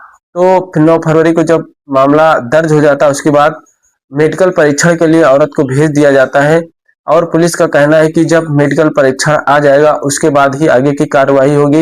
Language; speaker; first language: Hindi; native; Hindi